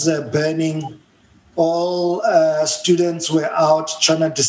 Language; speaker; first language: English; non-native, local second language; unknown